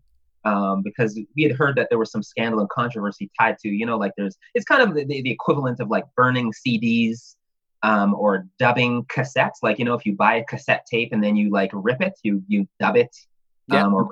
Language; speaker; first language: English; native; English